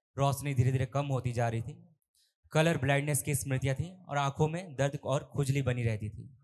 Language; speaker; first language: Hindi; native; Hindi